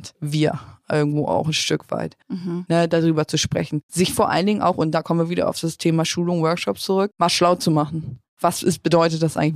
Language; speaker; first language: German; native; German